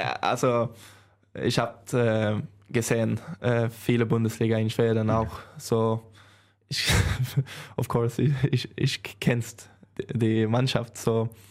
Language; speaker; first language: German; non-native, learner; Swedish